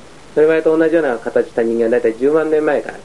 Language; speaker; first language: Japanese; native; Japanese